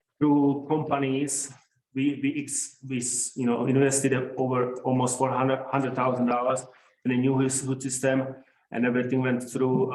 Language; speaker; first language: English; non-native, fluent; Czech